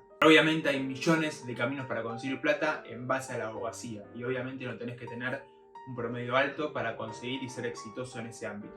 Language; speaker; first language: Spanish; native; Spanish